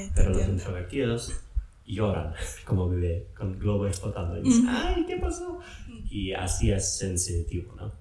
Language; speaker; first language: Spanish; non-native, fluent; English